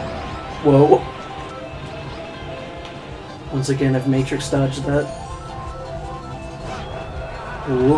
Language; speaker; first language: English; native; English